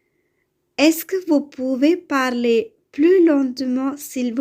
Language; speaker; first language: French; non-native, fluent; Tamil